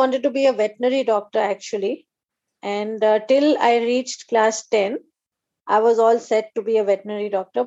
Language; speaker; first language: English; non-native, local second language; Hindi